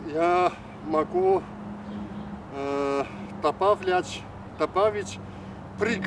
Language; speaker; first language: Russian; non-native, learner; Chinese